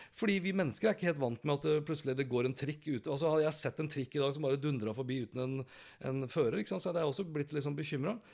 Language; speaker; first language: Norwegian; native; Norwegian